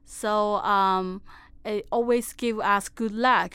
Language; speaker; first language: English; non-native, fluent; Chinese